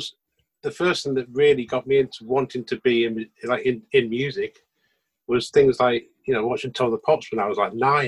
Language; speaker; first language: English; native; English